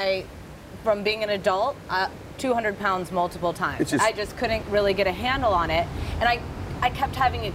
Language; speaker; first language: English; native; English